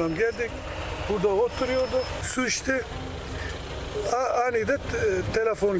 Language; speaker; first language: Turkish; non-native, local second language; Kurdish